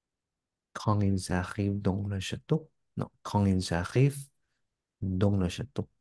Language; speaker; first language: French; non-native, learner; English